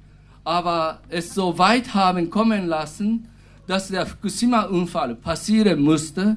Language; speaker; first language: German; non-native, fluent; Japanese